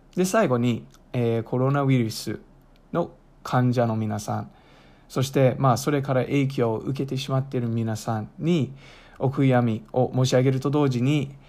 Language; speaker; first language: Japanese; non-native, fluent; English